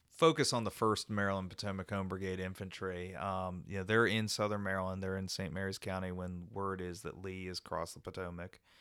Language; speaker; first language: English; native; English